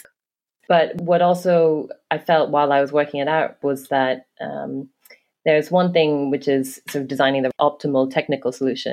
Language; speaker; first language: English; non-native, local second language; Cantonese